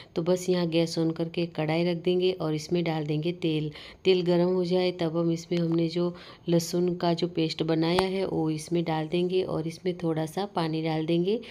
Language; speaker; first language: Hindi; non-native, local second language; Gujarati